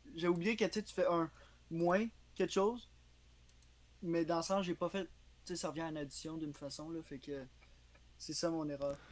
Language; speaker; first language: French; native; French